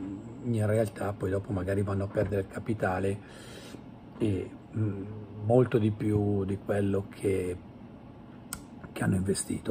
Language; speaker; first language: Italian; native; Italian